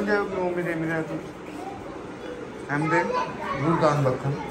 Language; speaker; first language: Turkish; non-native, learner; Urdu